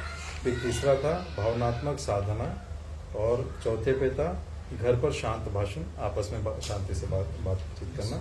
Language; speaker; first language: Hindi; native; Hindi